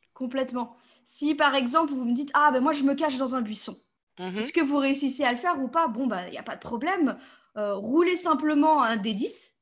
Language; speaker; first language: French; native; French